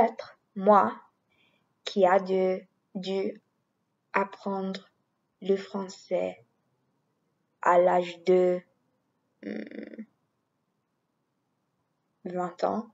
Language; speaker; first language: French; non-native, learner; English